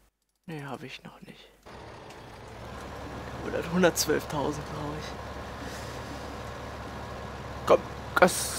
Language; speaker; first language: German; native; German